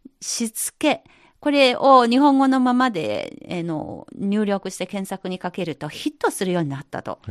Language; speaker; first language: Japanese; non-native, fluent; Chinese